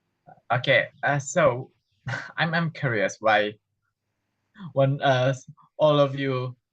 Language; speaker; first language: English; non-native, fluent; Indonesian